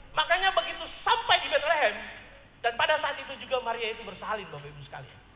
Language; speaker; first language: Indonesian; native; Indonesian